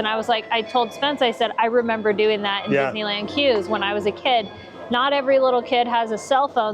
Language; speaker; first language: English; native; English